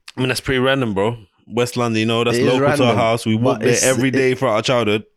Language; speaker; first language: English; non-native, local second language; Arabic